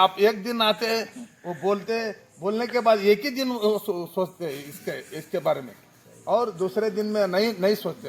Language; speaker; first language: Hindi; non-native, local second language; Kannada